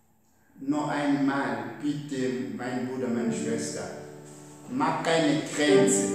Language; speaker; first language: German; non-native, learner; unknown